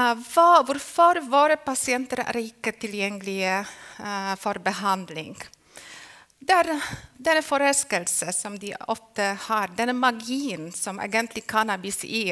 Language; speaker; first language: Norwegian; non-native, fluent; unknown